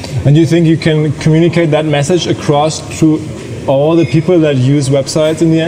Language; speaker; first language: English; non-native, fluent; German